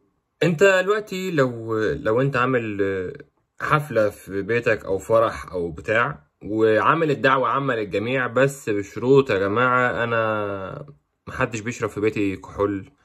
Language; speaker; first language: Arabic; native; Arabic